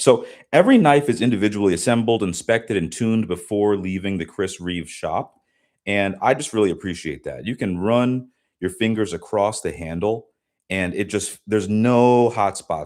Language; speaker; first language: English; native; English